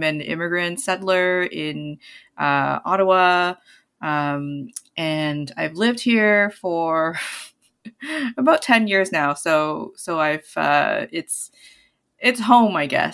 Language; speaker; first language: English; non-native, local second language; Cantonese